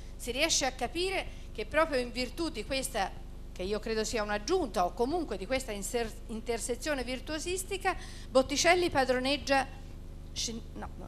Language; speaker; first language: Italian; native; Italian